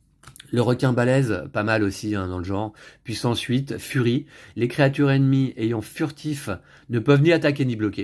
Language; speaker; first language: French; native; French